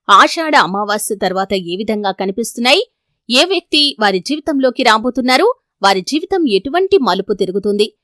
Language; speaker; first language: Telugu; native; Telugu